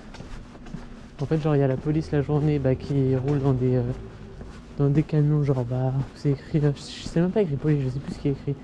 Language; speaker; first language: French; native; French